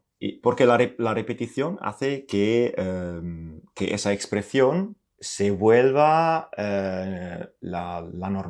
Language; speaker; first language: Spanish; non-native, fluent; Italian